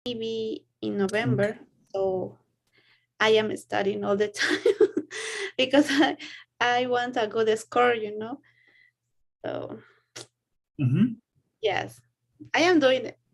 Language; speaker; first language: English; non-native, learner; Spanish